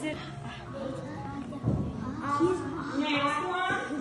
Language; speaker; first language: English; non-native, fluent; Uzbek